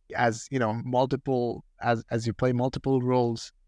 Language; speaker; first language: English; non-native, local second language; Hindi